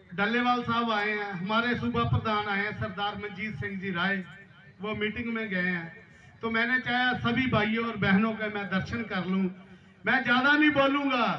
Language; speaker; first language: Hindi; non-native, local second language; Punjabi